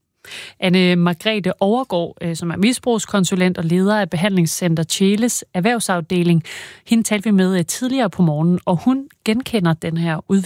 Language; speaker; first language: Danish; native; Danish